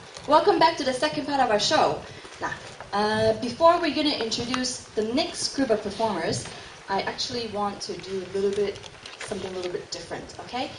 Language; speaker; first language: English; non-native, local second language; Cantonese